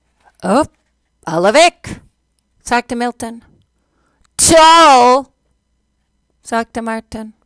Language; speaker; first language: German; non-native, fluent; English